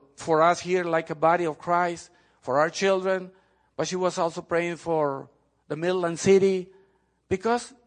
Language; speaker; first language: English; non-native, fluent; Spanish